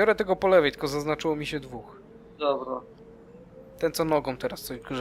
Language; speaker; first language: Polish; native; Polish